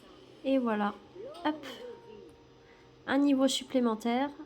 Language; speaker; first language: French; native; French